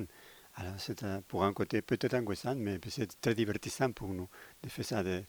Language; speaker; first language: French; non-native, learner; Spanish